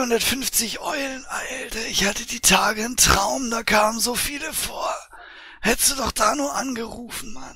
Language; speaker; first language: German; native; German